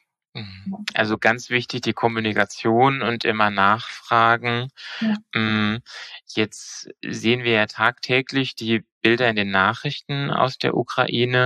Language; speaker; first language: German; native; German